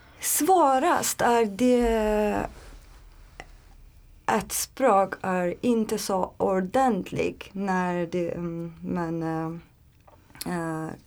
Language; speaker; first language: Swedish; non-native, learner; Turkish